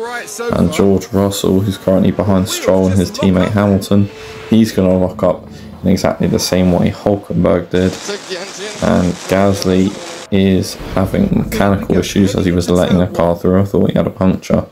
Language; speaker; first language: English; native; English